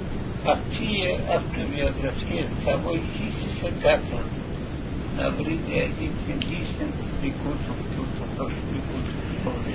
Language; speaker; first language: Greek; non-native, fluent; Russian